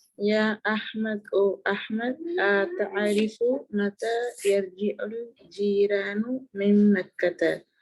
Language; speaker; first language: Arabic; non-native, learner; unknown